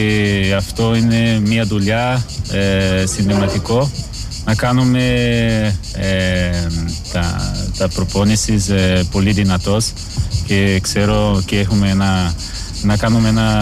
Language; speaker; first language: Greek; non-native, learner; Portuguese